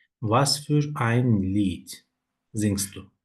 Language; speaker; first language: German; non-native, fluent; Turkish